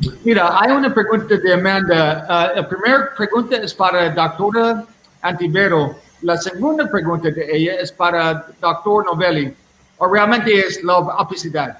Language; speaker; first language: Spanish; non-native, learner; English